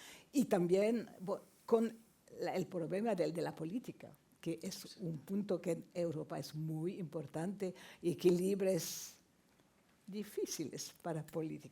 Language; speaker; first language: Spanish; non-native, fluent; French